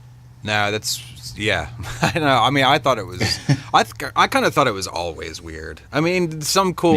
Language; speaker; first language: English; native; English